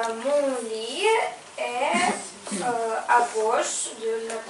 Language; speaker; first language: French; non-native, learner; Ukrainian